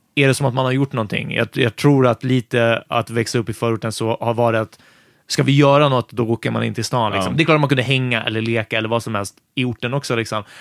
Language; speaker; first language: Swedish; native; Swedish